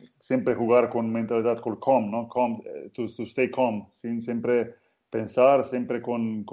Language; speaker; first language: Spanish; non-native, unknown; Slovenian